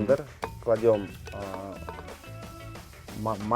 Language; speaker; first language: Russian; native; Russian